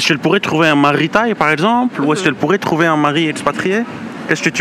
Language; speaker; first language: French; native; French